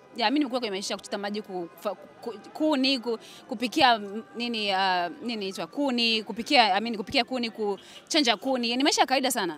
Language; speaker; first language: Swahili; native; Swahili